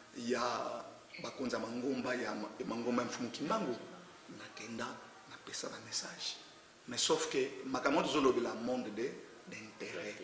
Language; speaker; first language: Lingala; non-native, local second language; Kongo